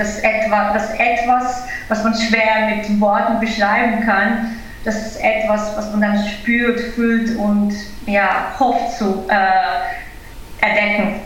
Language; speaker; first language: German; non-native, fluent; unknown